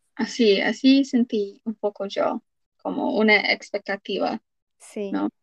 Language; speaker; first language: Spanish; non-native, fluent; English